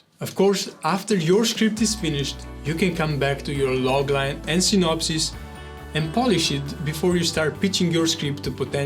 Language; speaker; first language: English; non-native, fluent; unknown